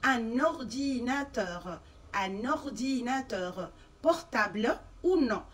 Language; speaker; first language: French; non-native, fluent; Arabic